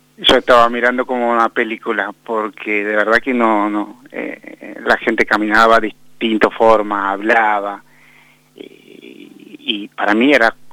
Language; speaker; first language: Spanish; non-native, fluent; Bangla